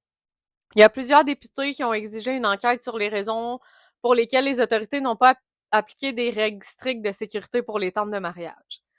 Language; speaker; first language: French; native; French